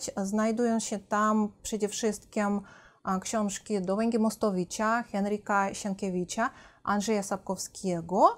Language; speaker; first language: Polish; non-native, fluent; Russian